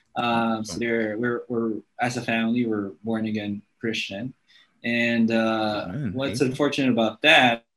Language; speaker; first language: English; native; English